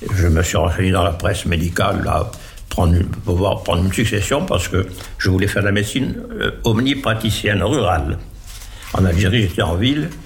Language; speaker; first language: French; native; French